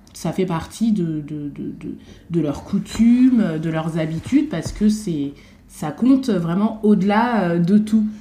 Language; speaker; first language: French; native; French